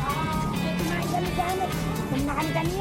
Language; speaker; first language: Filipino; native; Filipino